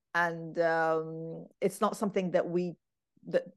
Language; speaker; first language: English; non-native, fluent; Arabic